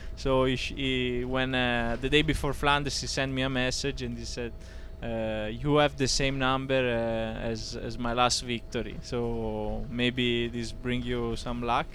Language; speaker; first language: English; non-native, learner; Italian